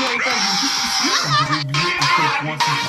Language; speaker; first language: French; native; French